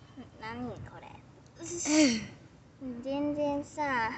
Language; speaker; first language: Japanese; early bilingual, heritage; Japanese